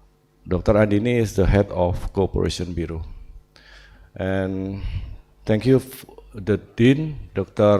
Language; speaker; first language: English; non-native, learner; Indonesian